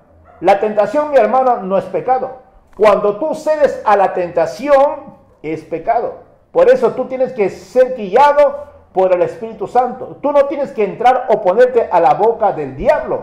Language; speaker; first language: Spanish; native; Spanish